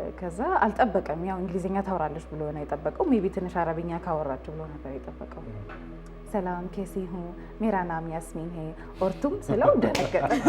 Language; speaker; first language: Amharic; early bilingual, heritage; Arabic